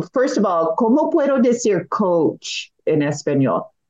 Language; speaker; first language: Spanish; non-native, learner; English